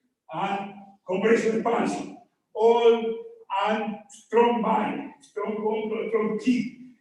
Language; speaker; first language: English; non-native, learner; Spanish